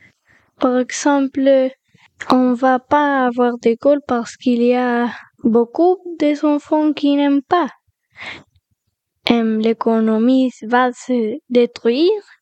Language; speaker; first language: French; non-native, learner; Spanish